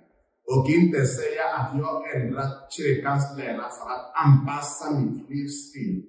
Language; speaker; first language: Swedish; non-native, fluent; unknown